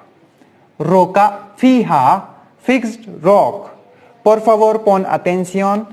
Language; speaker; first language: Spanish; non-native, learner; Hindi